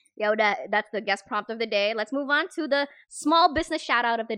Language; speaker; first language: English; non-native, fluent; Indonesian